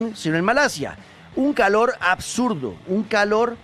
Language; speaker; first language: Spanish; native; Spanish